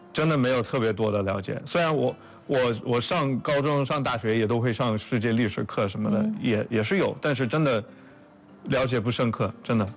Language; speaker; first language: Chinese; non-native, fluent; English